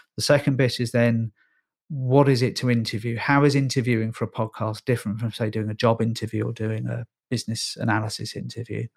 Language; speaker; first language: English; native; English